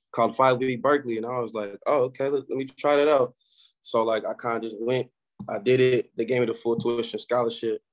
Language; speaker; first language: English; native; English